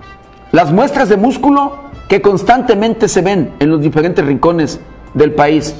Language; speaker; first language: Spanish; native; Spanish